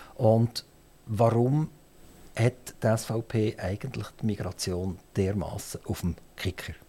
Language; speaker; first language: German; native; German